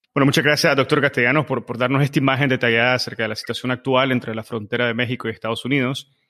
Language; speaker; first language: Spanish; native; Spanish